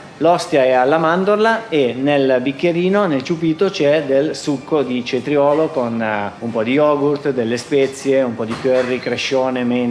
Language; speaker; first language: Italian; native; Italian